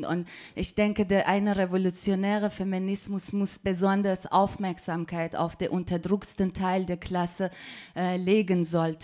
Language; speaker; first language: German; non-native, fluent; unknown